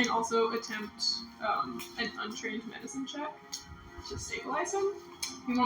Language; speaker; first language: English; native; English